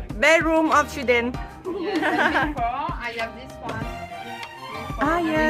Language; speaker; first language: English; non-native, learner; Thai